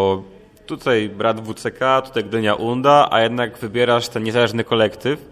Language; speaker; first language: Polish; native; Polish